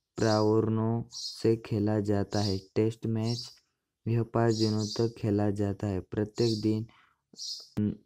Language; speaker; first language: Hindi; non-native, local second language; Marathi